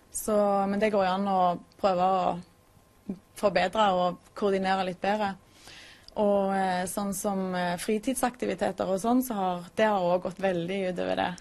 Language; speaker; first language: Norwegian; native; Norwegian